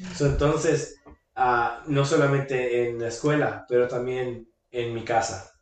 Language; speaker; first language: Spanish; early bilingual, heritage; Spanish